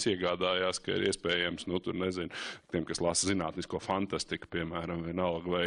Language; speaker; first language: Latvian; native; Latvian